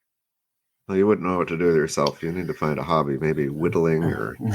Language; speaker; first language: English; native; English